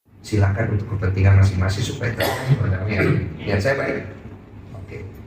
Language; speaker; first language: Indonesian; native; Indonesian